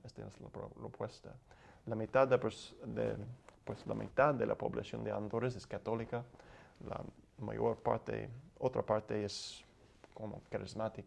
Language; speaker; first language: Spanish; non-native, learner; English